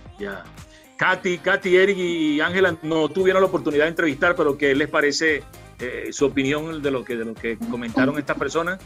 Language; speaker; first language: Spanish; native; Spanish